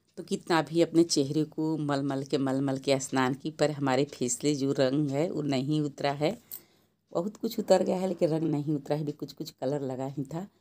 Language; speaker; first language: Hindi; native; Hindi